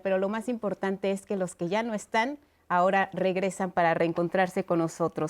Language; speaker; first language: Spanish; native; Spanish